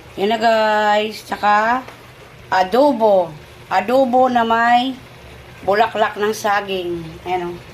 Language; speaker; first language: Filipino; native; Filipino